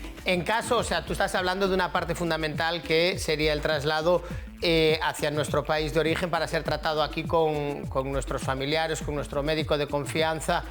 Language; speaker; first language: Spanish; native; Spanish